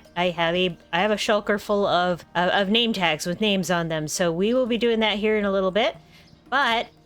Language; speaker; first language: English; native; English